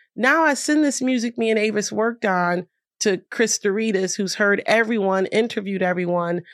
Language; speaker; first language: English; native; English